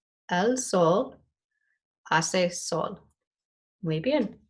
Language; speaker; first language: Spanish; non-native, fluent; English